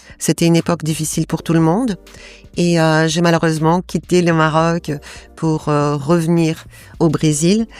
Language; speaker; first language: French; non-native, fluent; Portuguese